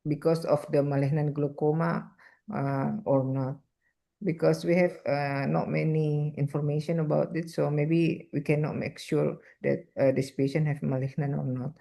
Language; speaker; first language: English; non-native, fluent; Indonesian